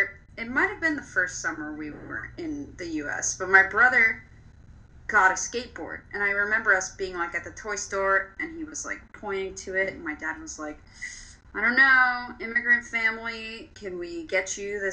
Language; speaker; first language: English; early bilingual, other home language; Polish